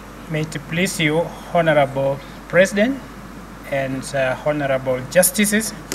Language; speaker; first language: English; non-native, local second language; Swahili